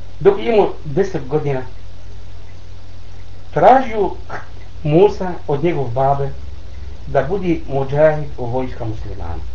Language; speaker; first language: Bosnian; non-native, learner; Arabic